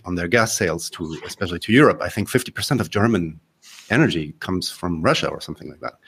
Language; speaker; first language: English; non-native, fluent; Polish